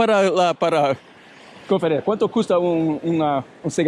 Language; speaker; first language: Spanish; non-native, learner; English